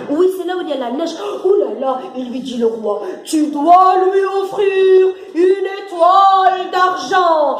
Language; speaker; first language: French; non-native, local second language; Arabic